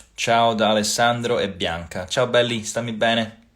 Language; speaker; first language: Italian; native; Italian